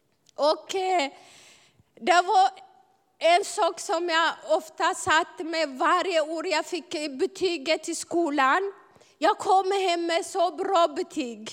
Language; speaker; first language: Swedish; non-native, fluent; Amharic